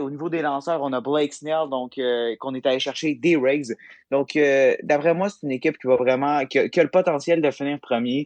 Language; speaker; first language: French; native; French